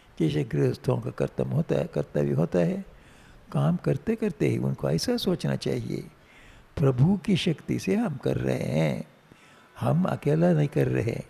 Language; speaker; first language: Hindi; non-native, local second language; Tamil